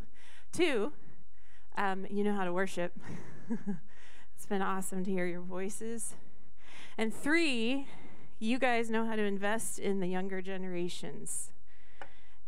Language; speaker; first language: English; native; English